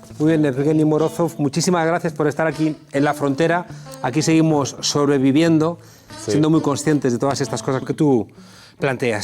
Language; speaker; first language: Spanish; native; Spanish